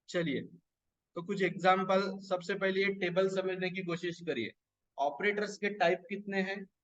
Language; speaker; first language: Hindi; non-native, local second language; Marathi